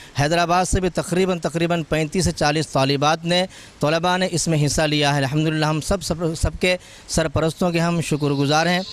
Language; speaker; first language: Urdu; native; Urdu